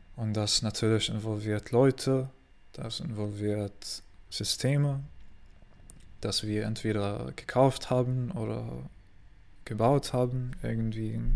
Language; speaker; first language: German; non-native, learner; Arabic